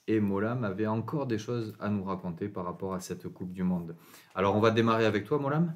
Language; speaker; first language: French; native; French